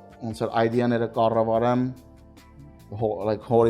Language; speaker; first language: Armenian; early bilingual, heritage; Armenian